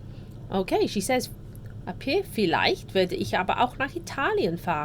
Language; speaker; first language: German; non-native, fluent; English